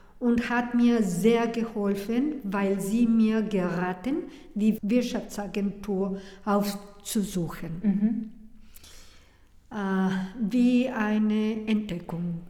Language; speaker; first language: German; non-native, learner; Spanish